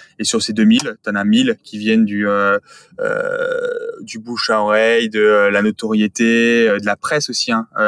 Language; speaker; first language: French; native; French